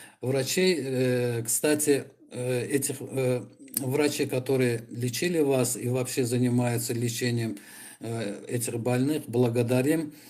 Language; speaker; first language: Russian; non-native, local second language; Azerbaijani